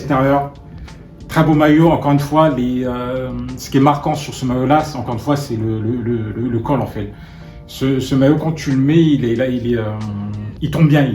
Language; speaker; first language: French; native; French